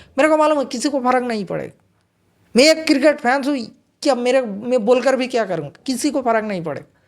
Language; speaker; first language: Hindi; non-native, local second language; Bangla